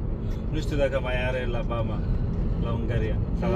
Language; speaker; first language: Romanian; non-native, learner; Bangla